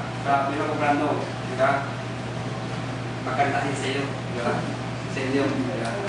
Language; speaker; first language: Filipino; non-native, learner; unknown